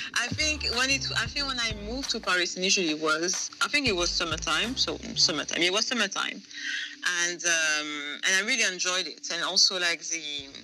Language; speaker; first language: English; non-native, fluent; French